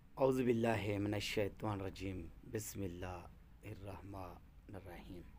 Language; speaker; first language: Urdu; non-native, local second language; Saraiki